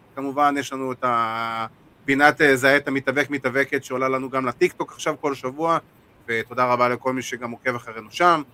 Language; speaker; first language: Hebrew; native; Hebrew